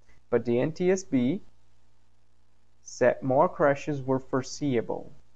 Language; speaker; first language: English; non-native, fluent; Portuguese